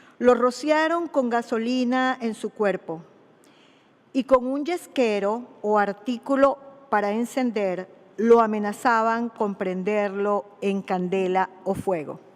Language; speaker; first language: Spanish; native; Spanish